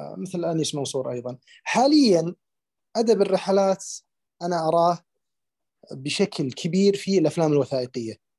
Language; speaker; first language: Arabic; native; Arabic